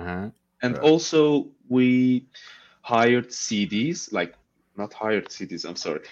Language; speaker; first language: English; non-native, fluent; Turkish